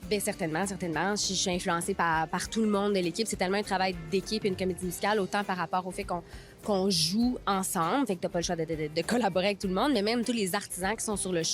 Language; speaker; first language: French; native; French